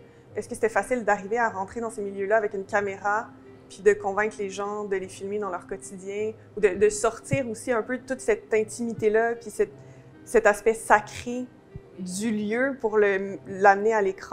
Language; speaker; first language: French; native; French